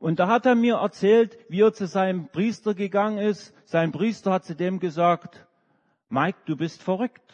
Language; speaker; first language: German; native; German